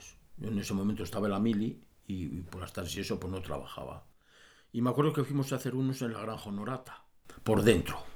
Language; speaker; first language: Spanish; native; Spanish